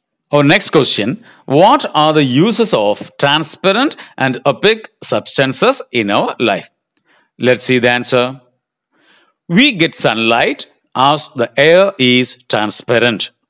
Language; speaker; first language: English; non-native, local second language; Malayalam